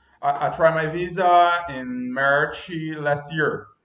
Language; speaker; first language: English; non-native, learner; Portuguese